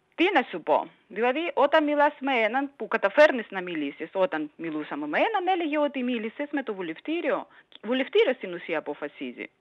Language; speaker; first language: Greek; non-native, fluent; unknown